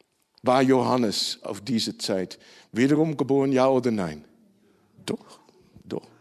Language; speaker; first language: German; non-native, fluent; Dutch